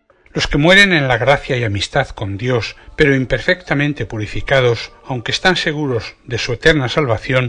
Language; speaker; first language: Spanish; native; Spanish